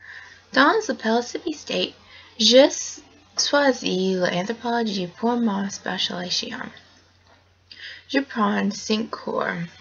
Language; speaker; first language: French; non-native, learner; English